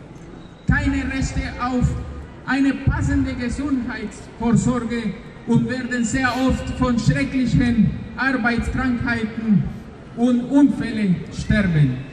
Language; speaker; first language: German; non-native, fluent; Spanish